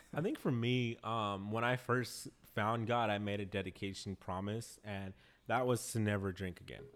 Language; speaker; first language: English; native; English